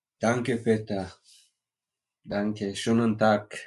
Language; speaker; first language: German; non-native, learner; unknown